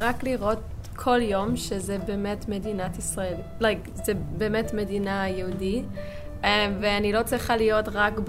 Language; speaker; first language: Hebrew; non-native, learner; English